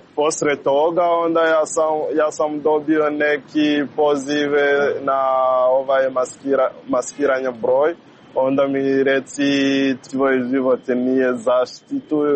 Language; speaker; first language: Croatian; non-native, learner; Rundi